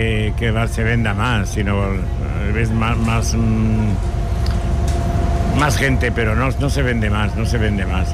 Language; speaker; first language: Spanish; native; Spanish